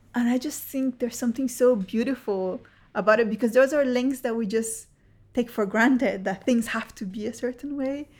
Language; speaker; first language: English; early bilingual, other home language; Spanish